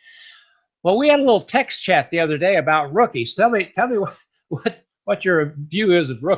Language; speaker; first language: English; native; English